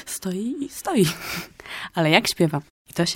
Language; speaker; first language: Polish; native; Polish